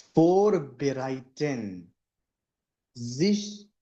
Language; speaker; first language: German; non-native, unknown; Hindi